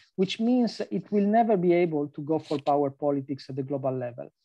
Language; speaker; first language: English; non-native, fluent; Italian